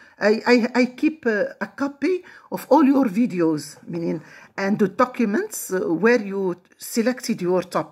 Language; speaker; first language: English; non-native, fluent; Arabic